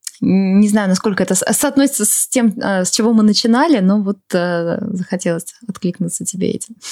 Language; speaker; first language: Russian; native; Russian